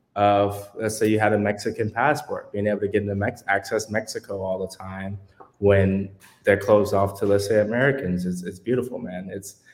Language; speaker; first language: English; native; English